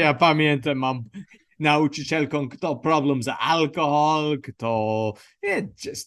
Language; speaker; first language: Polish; non-native, learner; English